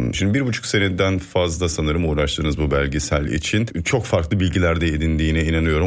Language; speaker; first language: Turkish; native; Turkish